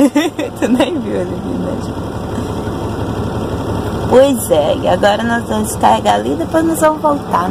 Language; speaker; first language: Portuguese; native; Portuguese